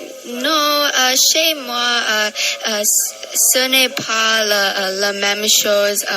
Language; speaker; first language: French; non-native, learner; English